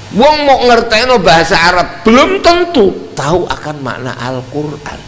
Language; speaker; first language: Indonesian; non-native, local second language; Javanese